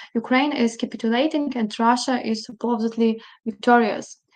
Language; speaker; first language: English; non-native, fluent; Ukrainian